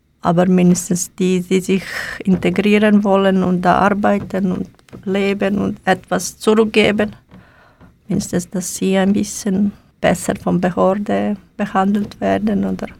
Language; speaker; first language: German; non-native, learner; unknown